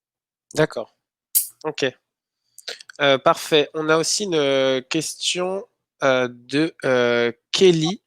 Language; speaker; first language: French; native; French